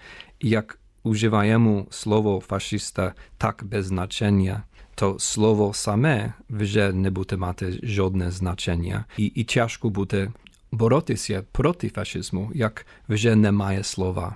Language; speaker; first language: Ukrainian; non-native, fluent; English